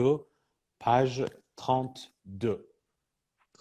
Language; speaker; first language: French; non-native, fluent; Persian